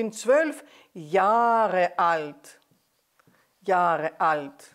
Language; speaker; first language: German; non-native, fluent; Greek